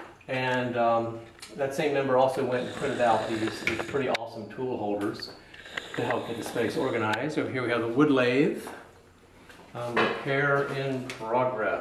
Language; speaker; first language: English; native; English